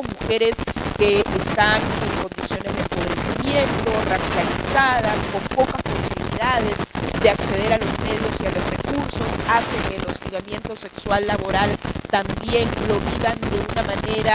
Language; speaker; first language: Spanish; native; Spanish